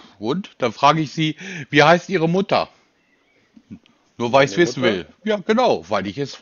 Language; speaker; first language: German; native; German